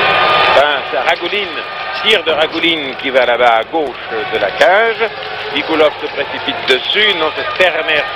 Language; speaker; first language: French; native; French